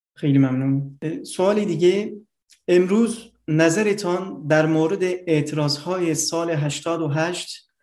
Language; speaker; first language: Persian; non-native, fluent; Turkish